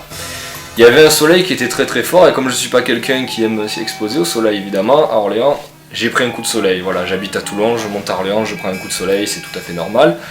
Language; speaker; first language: French; native; French